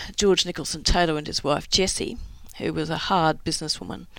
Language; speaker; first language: English; native; English